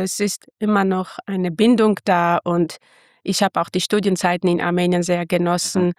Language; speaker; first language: German; non-native, fluent; Armenian